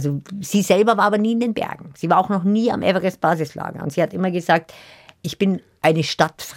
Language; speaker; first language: German; native; German